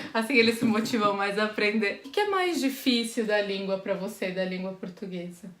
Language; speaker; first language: Portuguese; native; Portuguese